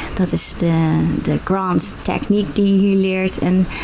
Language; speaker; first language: Dutch; native; Dutch